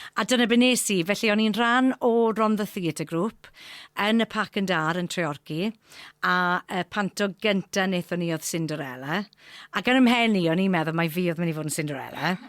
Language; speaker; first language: Welsh; non-native, local second language; English